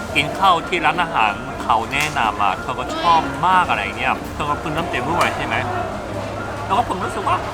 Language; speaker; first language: Thai; non-native, fluent; Korean